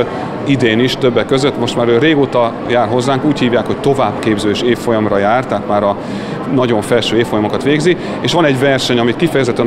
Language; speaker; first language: Hungarian; native; Hungarian